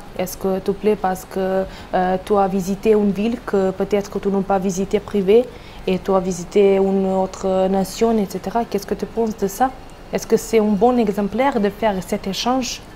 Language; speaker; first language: French; non-native, learner; Serbian